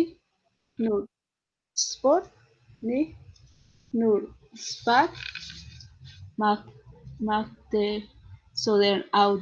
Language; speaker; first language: German; non-native, learner; Spanish